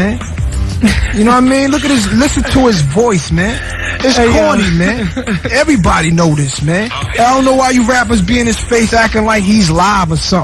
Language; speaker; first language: English; native; English